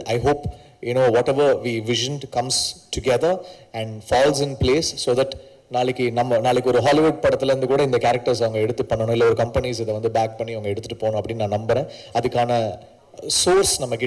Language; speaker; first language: Tamil; native; Tamil